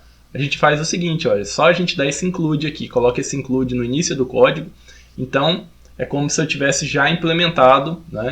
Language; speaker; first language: Portuguese; native; Portuguese